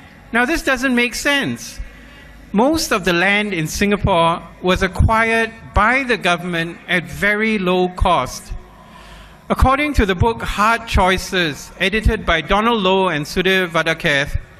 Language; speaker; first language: English; native; English